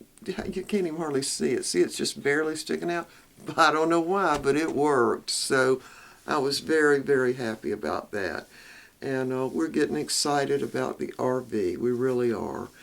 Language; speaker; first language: English; native; English